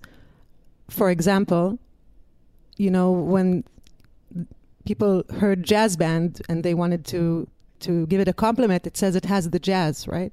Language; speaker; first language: English; non-native, fluent; Hebrew